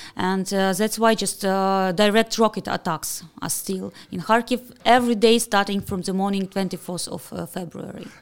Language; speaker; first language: English; non-native, fluent; Ukrainian